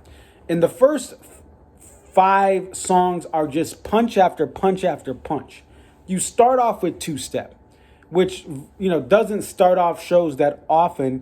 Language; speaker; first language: English; native; English